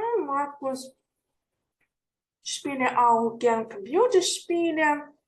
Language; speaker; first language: German; non-native, fluent; Ukrainian